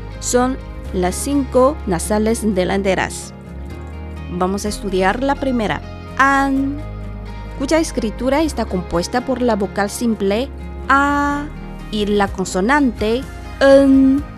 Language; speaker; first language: Spanish; non-native, fluent; Chinese